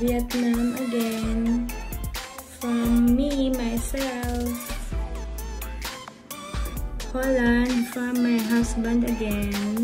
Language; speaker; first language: English; non-native, local second language; Filipino